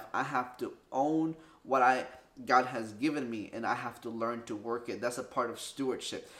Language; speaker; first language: English; early bilingual, other home language; Spanish